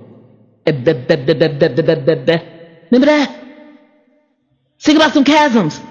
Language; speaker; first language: English; native; English